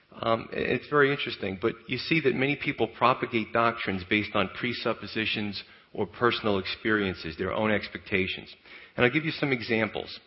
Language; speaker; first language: English; native; English